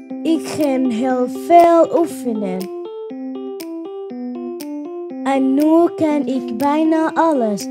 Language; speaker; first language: Dutch; non-native, learner; Arabic